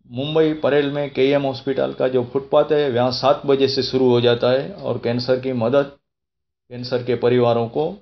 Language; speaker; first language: Hindi; non-native, local second language; Gujarati